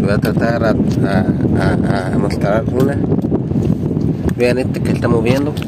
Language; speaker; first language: Spanish; non-native, fluent; Arabic